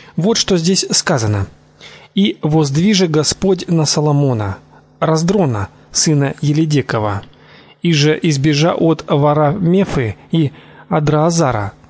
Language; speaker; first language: Russian; native; Russian